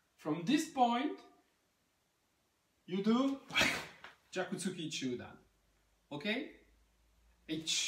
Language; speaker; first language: English; non-native, learner; French